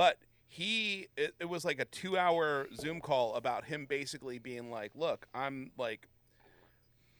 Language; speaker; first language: English; native; English